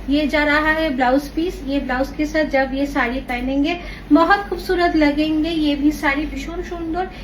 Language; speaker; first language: Hindi; non-native, local second language; Bangla